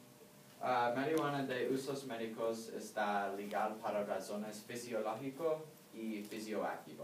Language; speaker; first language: Spanish; non-native, learner; English